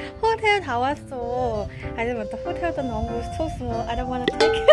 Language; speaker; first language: Korean; non-native, learner; Vietnamese